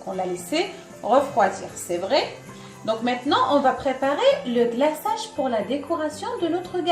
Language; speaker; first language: French; non-native, local second language; Arabic